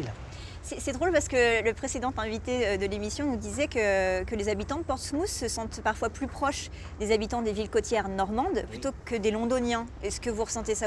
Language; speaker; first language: French; native; French